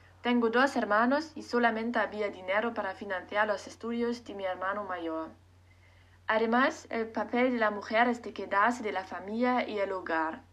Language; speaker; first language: Spanish; non-native, learner; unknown